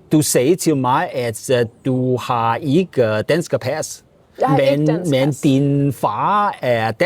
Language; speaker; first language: Danish; non-native, learner; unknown